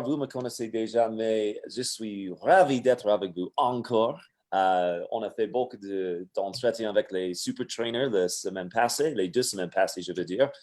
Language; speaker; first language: French; non-native, fluent; English